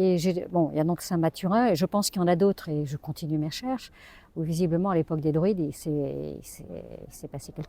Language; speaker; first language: French; native; French